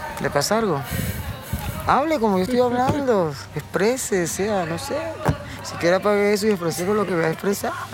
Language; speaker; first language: Spanish; native; Spanish